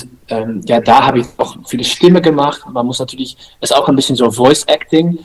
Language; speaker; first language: German; non-native, learner; Dutch